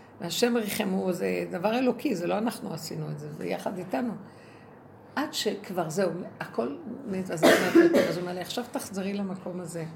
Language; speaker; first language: Hebrew; native; Hebrew